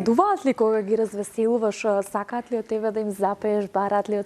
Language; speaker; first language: Macedonian; native; Macedonian